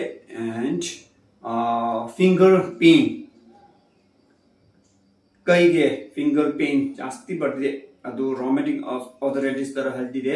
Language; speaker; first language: Kannada; non-native, learner; Tibetan